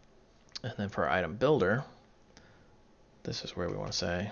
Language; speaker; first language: English; native; English